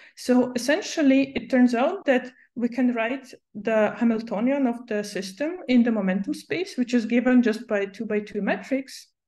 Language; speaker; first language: English; non-native, fluent; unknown